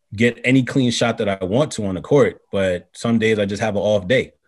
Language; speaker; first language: English; native; English